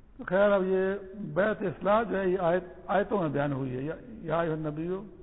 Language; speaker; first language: Urdu; non-native, local second language; Pashto